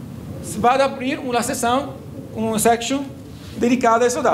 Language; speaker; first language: Portuguese; non-native, fluent; Italian